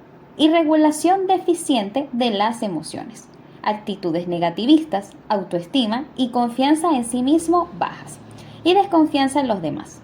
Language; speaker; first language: Spanish; native; Spanish